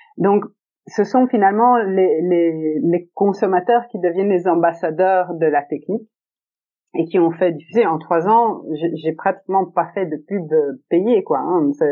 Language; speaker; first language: French; early bilingual, other home language; Italian